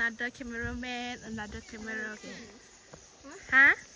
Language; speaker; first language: English; non-native, local second language; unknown